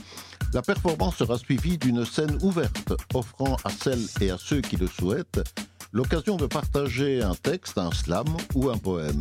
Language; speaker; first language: French; native; French